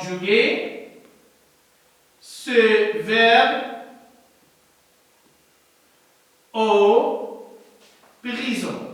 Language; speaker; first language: French; non-native, learner; Arabic